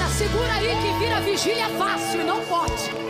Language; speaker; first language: Portuguese; native; Portuguese